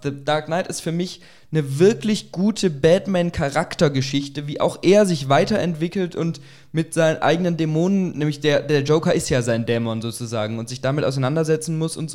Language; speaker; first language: German; native; German